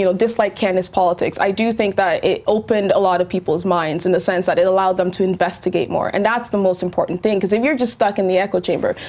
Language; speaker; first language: English; native; English